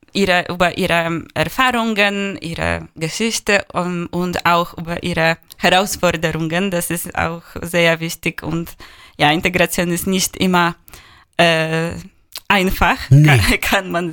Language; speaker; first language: German; non-native, fluent; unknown